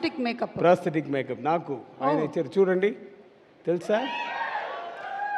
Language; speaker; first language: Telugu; non-native, learner; Tamil